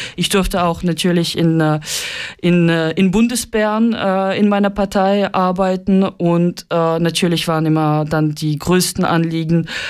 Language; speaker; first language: German; non-native, learner; Russian